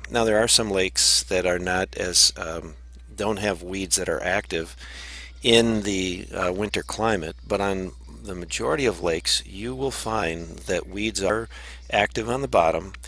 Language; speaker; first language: English; native; English